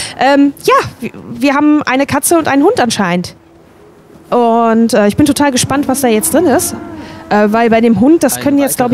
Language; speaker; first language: German; native; German